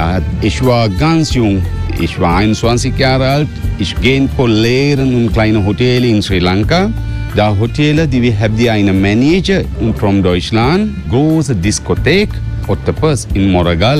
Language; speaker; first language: German; non-native, learner; Sinhala